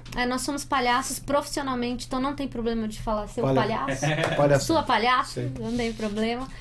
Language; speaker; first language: Portuguese; native; Portuguese